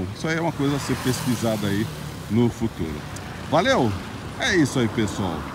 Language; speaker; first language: Portuguese; native; Portuguese